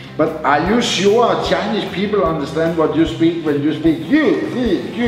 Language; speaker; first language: English; non-native, learner; Danish